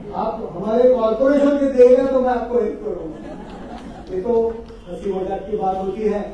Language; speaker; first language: Hindi; non-native, local second language; Marathi